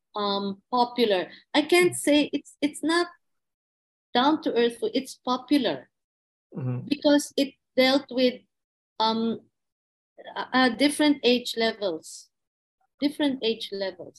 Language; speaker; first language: English; non-native, local second language; Filipino